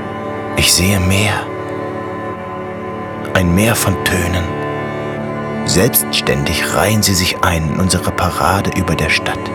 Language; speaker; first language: German; native; German